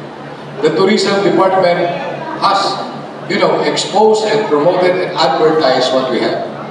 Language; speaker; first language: English; non-native, local second language; Bikol